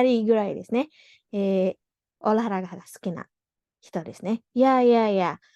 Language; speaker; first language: Japanese; non-native, fluent; Indonesian